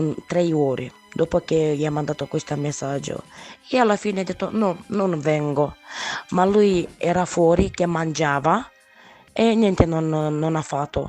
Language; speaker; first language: Italian; non-native, learner; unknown